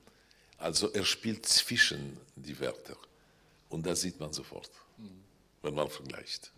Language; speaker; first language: German; non-native, fluent; Polish